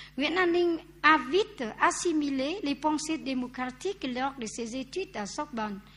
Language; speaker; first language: French; non-native, fluent; Vietnamese